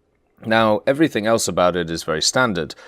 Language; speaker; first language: English; native; English